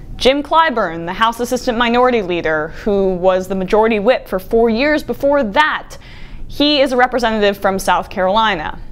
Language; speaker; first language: English; native; English